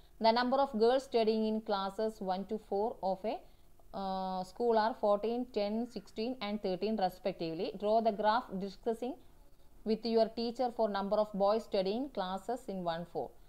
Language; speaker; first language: English; non-native, local second language; Tamil